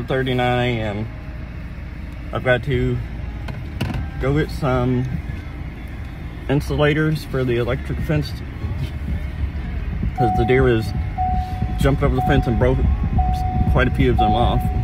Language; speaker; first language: English; native; English